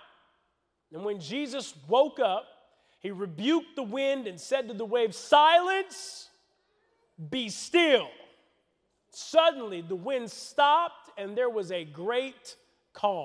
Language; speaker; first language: English; native; English